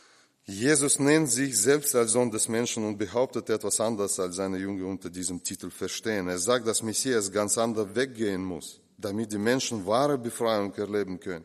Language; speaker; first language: German; non-native, fluent; Russian